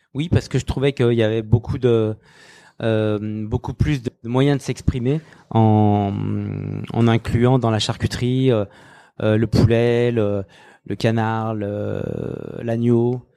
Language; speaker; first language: French; native; French